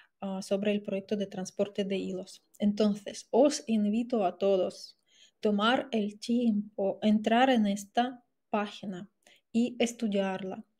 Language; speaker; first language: Spanish; non-native, fluent; Russian